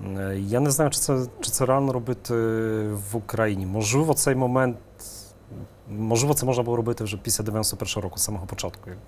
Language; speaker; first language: Ukrainian; early bilingual, heritage; Ukrainian